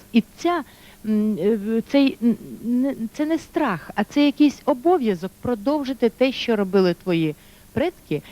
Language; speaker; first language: Ukrainian; native; Ukrainian